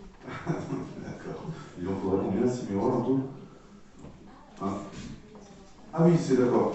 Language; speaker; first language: French; native; French